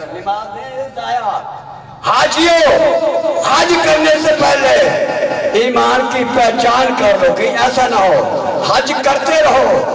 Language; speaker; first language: Urdu; non-native, local second language; Punjabi